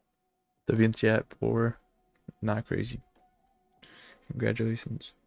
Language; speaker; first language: English; native; English